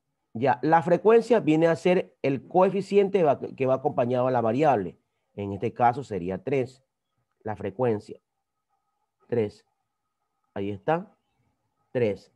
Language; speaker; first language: Spanish; native; Spanish